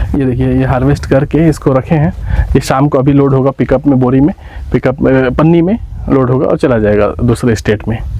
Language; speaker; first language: Hindi; native; Hindi